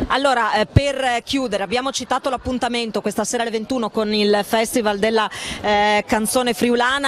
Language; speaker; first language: Italian; native; Italian